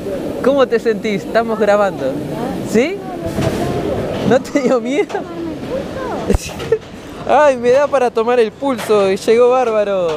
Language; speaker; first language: Spanish; native; Spanish